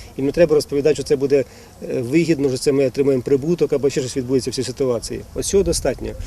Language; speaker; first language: Ukrainian; non-native, local second language; Russian